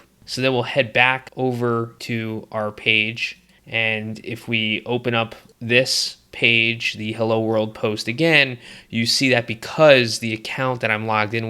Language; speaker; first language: English; native; English